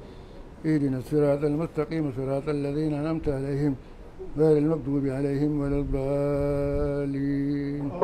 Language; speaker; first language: Arabic; non-native, fluent; Hausa